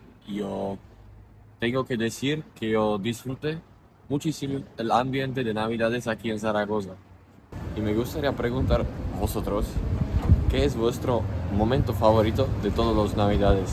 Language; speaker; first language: Spanish; non-native, learner; Slovak